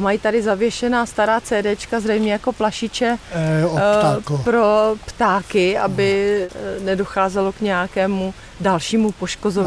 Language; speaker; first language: Czech; native; Czech